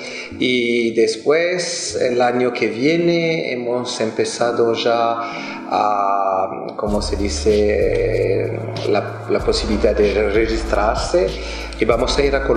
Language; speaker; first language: Spanish; non-native, fluent; French